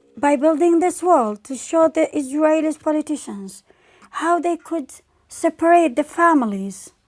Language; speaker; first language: English; non-native, fluent; Arabic